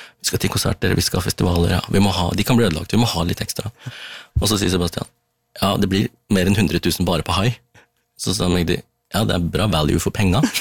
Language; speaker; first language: Norwegian; early bilingual, other home language; Tamil